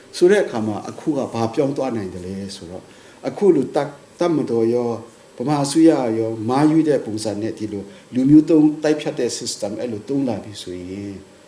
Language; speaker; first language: Burmese; non-native, local second language; Kachin